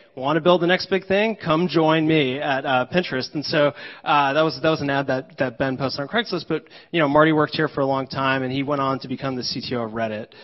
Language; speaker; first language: English; native; English